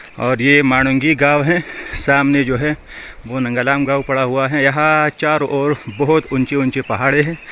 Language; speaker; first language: Hindi; non-native, fluent; Pashto